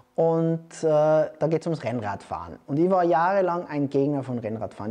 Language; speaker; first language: German; native; German